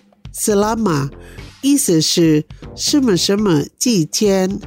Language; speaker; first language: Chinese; early bilingual, heritage; Chinese